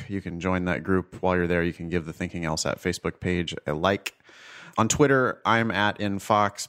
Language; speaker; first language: English; native; English